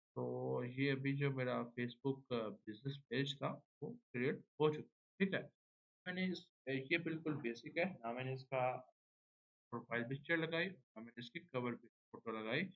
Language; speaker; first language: Urdu; non-native, local second language; Punjabi